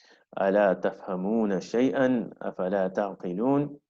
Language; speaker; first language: Arabic; non-native, fluent; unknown